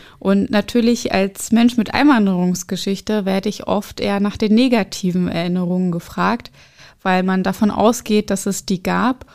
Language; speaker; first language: German; early bilingual, other home language; Arabic